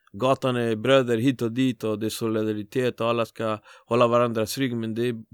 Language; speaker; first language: Swedish; early bilingual, other home language; Spanish